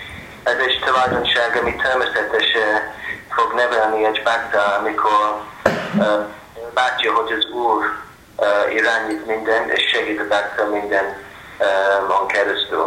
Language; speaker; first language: Hungarian; non-native, learner; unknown